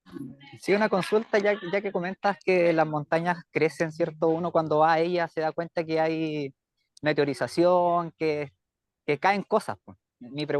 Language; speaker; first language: Spanish; native; Spanish